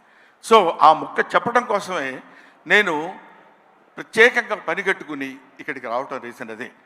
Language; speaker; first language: Telugu; native; Telugu